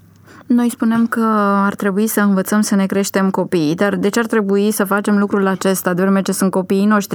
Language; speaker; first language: Romanian; native; Romanian